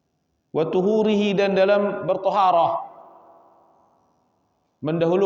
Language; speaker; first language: Indonesian; native; Indonesian